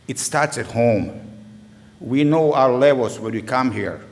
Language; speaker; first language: English; non-native, learner; Serbian